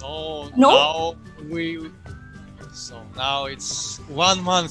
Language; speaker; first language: English; non-native, fluent; Russian